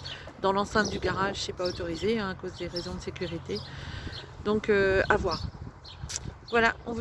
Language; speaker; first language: French; native; French